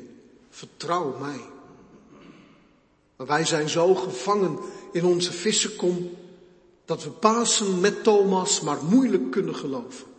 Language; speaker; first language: Dutch; native; Dutch